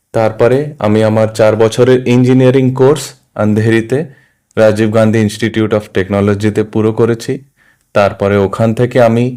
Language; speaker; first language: Bangla; early bilingual, heritage; Bangla